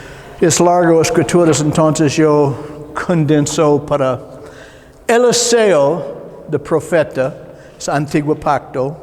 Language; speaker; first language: Spanish; non-native, learner; English